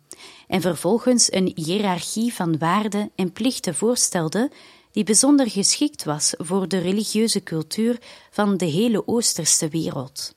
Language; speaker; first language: Dutch; native; Dutch